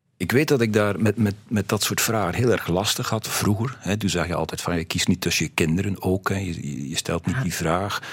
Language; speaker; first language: Dutch; native; Dutch